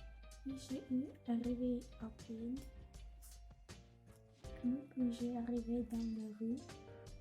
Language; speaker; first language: French; non-native, learner; Russian